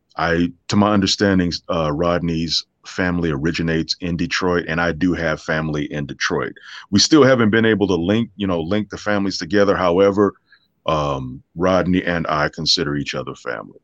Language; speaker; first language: English; native; English